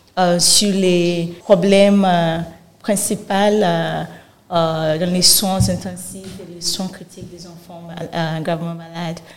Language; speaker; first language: French; non-native, fluent; Yoruba